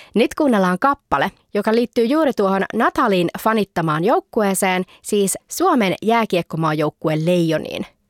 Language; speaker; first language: Finnish; early bilingual, heritage; Finnish